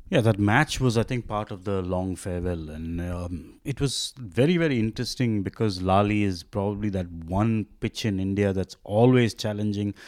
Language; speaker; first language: English; non-native, local second language; Tamil